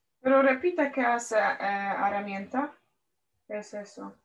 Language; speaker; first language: Spanish; non-native, learner; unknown